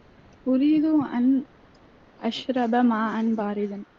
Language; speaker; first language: Arabic; non-native, learner; Tamil